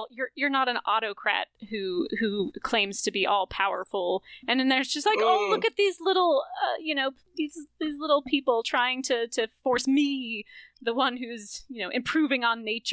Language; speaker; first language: English; native; English